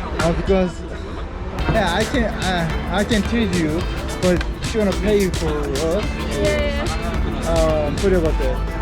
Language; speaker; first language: English; non-native, learner; Korean